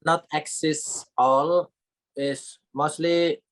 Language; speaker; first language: English; non-native, learner; Indonesian